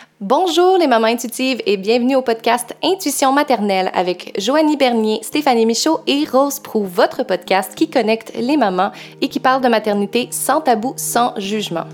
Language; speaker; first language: French; native; French